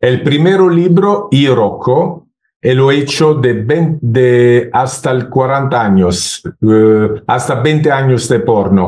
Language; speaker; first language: Spanish; non-native, learner; Italian